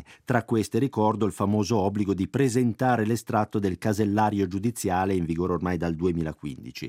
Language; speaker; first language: Italian; native; Italian